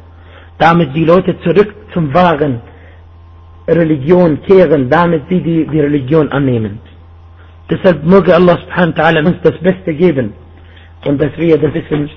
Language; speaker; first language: German; non-native, fluent; Arabic